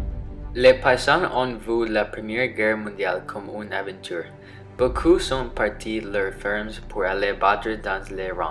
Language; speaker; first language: French; non-native, learner; English